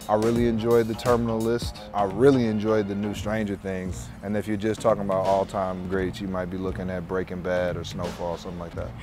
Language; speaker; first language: English; native; English